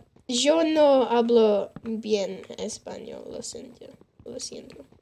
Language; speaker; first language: Spanish; non-native, learner; English